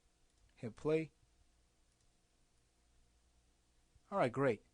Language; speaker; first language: English; native; English